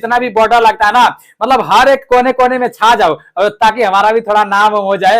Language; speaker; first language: Hindi; native; Hindi